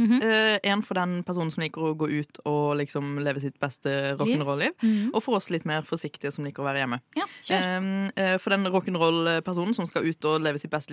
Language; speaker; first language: Norwegian; native; Norwegian